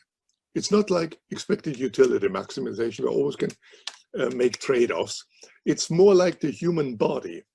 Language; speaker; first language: English; non-native, fluent; German